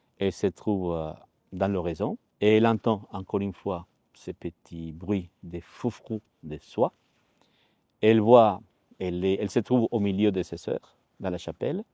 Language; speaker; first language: French; non-native, fluent; Spanish